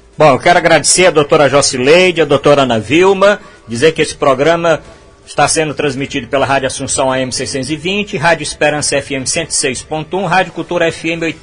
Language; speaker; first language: Portuguese; native; Portuguese